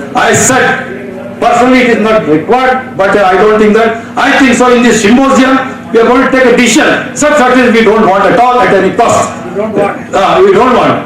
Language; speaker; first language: English; non-native, local second language; Kannada